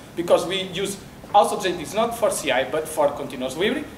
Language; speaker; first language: English; non-native, learner; Portuguese